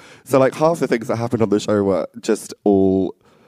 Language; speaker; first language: English; native; English